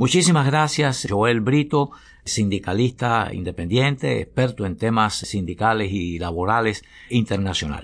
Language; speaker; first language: Spanish; native; Spanish